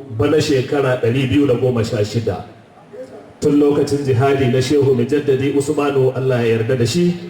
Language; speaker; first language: Hausa; native; Hausa